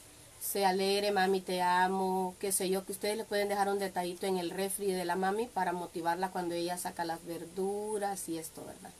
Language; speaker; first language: Spanish; native; Spanish